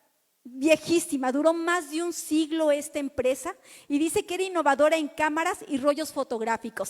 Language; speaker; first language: Spanish; native; Spanish